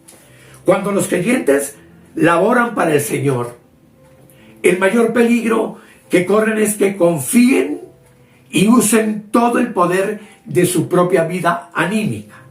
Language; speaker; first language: Spanish; native; Spanish